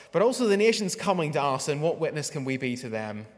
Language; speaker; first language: English; native; English